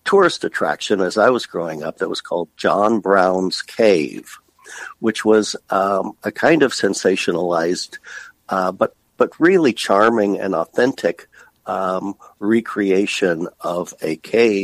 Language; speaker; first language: English; native; English